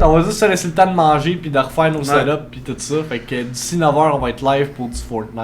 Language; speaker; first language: French; native; French